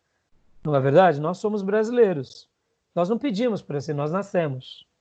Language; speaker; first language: Portuguese; native; Portuguese